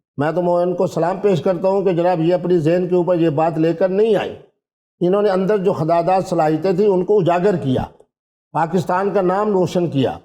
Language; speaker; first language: Urdu; non-native, local second language; Saraiki